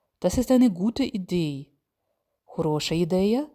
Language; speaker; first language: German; non-native, fluent; Ukrainian